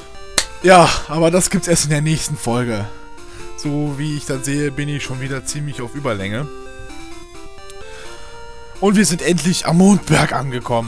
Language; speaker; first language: German; native; German